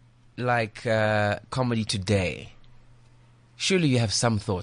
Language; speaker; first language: English; non-native, local second language; Xhosa